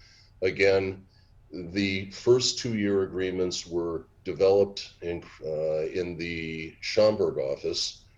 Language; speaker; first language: English; native; English